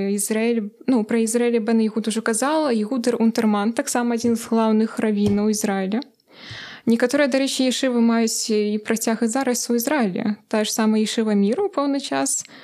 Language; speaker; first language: Belarusian; native; Belarusian